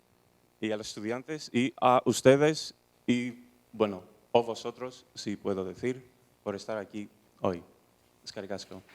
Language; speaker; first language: Spanish; non-native, fluent; Greek